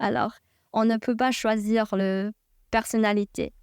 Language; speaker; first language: French; non-native, fluent; Chinese